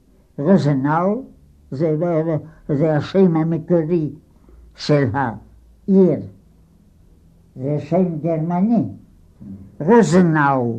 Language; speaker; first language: Hebrew; non-native, fluent; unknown